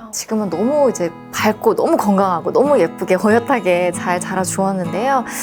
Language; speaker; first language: Korean; native; Korean